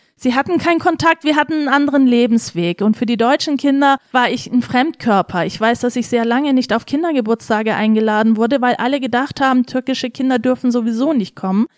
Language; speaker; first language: German; early bilingual, other home language; Turkish